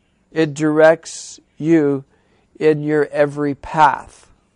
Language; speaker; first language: English; native; English